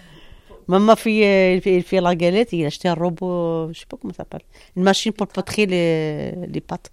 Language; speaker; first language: French; non-native, learner; Arabic